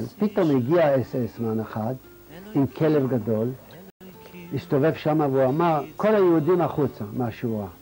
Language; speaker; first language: Hebrew; non-native, fluent; Yiddish